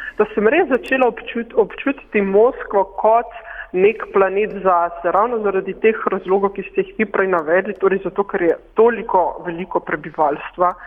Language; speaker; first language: Slovenian; native; Slovenian